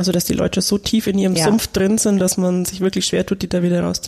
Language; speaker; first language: German; native; German